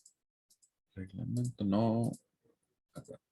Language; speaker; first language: Spanish; native; Spanish